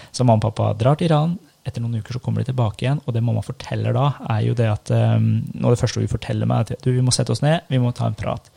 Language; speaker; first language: Norwegian; early bilingual, other home language; Persian